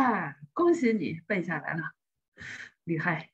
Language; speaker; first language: Chinese; native; Chinese